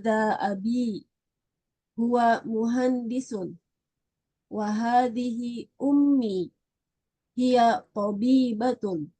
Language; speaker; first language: Arabic; non-native, learner; Indonesian